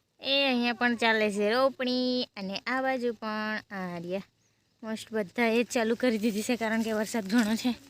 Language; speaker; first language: Gujarati; native; Gujarati